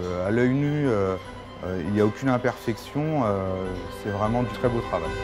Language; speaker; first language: French; native; French